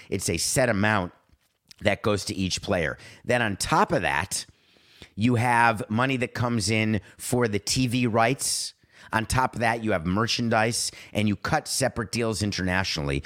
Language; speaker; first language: English; native; English